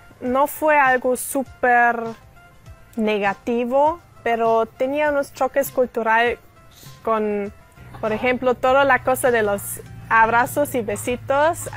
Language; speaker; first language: Spanish; non-native, learner; German